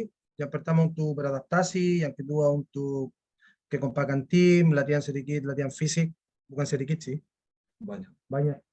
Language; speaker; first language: Indonesian; non-native, fluent; Spanish